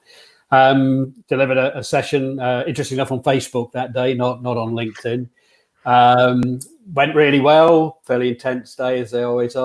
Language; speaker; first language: English; native; English